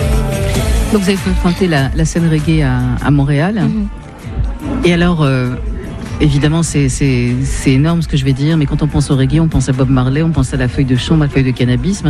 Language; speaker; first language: French; native; French